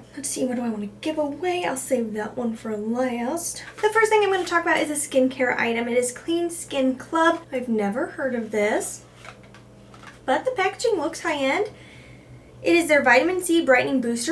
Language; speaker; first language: English; native; English